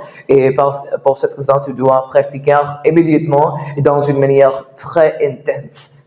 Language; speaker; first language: French; non-native, learner; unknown